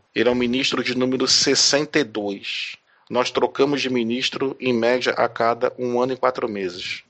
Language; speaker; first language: Portuguese; native; Portuguese